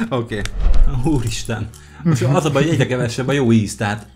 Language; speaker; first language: Hungarian; native; Hungarian